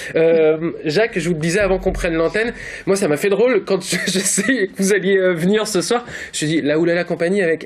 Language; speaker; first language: French; native; French